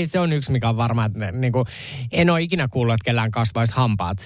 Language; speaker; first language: Finnish; native; Finnish